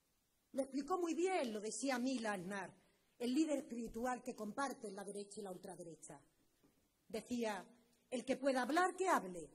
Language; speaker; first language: Spanish; native; Spanish